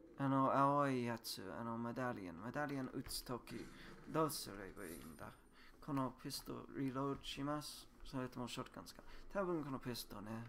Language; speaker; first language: Japanese; non-native, learner; English